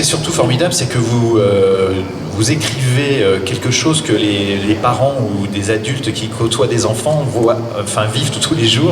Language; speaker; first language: French; native; French